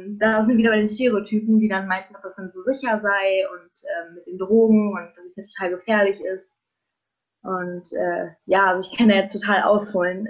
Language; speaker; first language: German; native; German